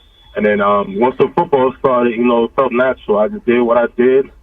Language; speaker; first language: English; native; English